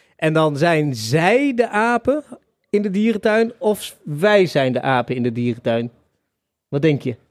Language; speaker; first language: Dutch; native; Dutch